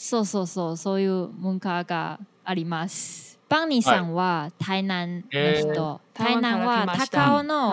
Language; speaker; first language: Japanese; non-native, fluent; Chinese